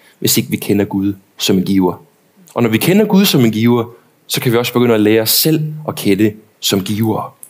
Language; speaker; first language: Danish; native; Danish